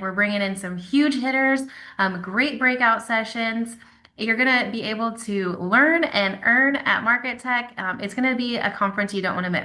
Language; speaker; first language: English; native; English